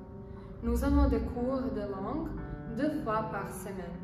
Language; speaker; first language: French; non-native, learner; Serbian